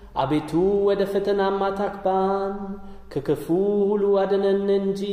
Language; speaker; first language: Amharic; non-native, learner; German